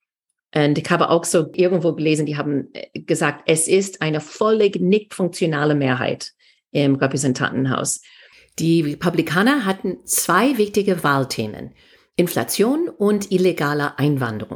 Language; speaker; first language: German; non-native, fluent; English